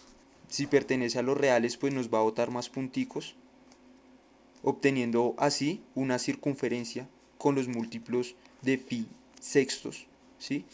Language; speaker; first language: Spanish; native; Spanish